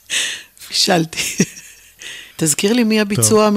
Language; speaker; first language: Hebrew; native; Hebrew